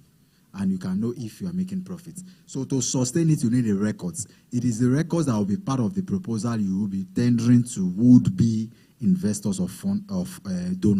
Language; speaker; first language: English; non-native, local second language; Yoruba